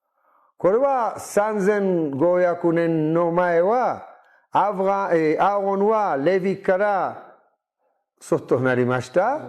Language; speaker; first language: Japanese; non-native, learner; Hebrew